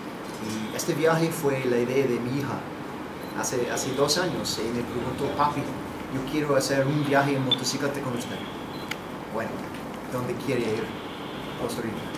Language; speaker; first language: Spanish; non-native, learner; English